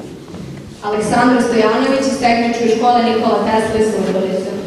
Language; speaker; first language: Serbian; native; Serbian